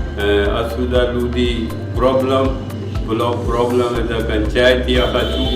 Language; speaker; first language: Russian; non-native, learner; Urdu